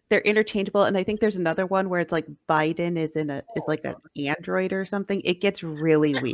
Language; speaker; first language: English; native; English